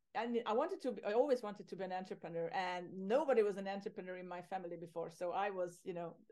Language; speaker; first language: English; non-native, fluent; Hungarian